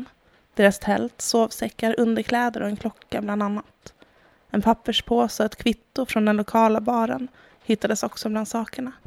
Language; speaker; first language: Swedish; native; Swedish